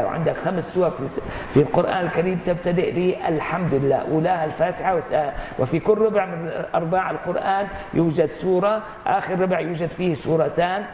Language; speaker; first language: Arabic; native; Arabic